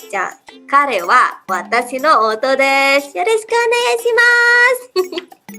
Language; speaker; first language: Japanese; non-native, learner; Indonesian